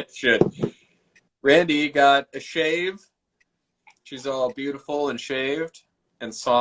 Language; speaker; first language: English; native; English